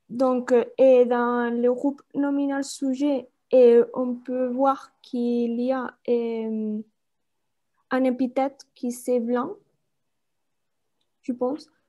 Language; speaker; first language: French; non-native, fluent; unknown